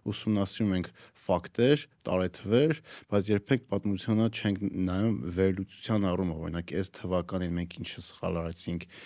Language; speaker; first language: Armenian; native; Armenian